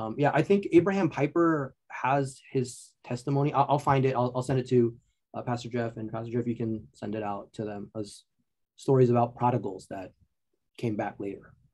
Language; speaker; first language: English; early bilingual, other home language; Chinese